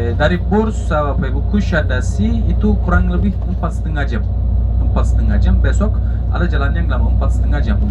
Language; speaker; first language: Indonesian; non-native, fluent; Turkish